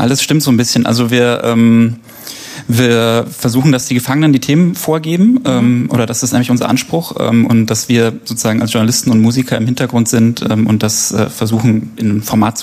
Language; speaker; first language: German; native; German